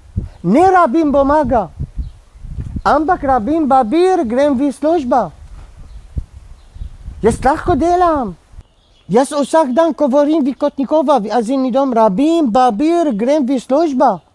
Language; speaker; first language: Slovenian; non-native, learner; Arabic